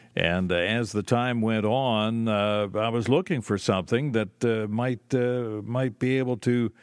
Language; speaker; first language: English; native; English